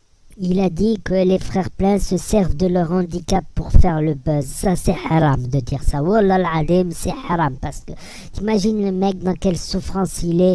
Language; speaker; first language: French; native; French